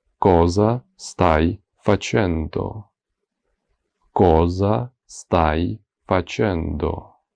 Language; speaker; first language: Italian; non-native, learner; Ukrainian